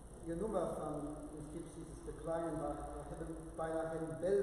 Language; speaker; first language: Dutch; non-native, fluent; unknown